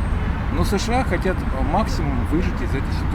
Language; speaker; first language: Russian; native; Russian